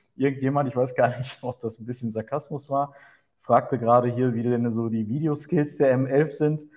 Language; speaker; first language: German; early bilingual, other home language; Turkish